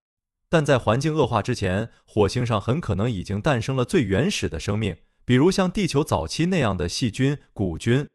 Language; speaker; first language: Chinese; native; Chinese